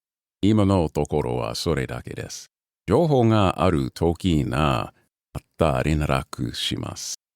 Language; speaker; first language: Japanese; non-native, learner; English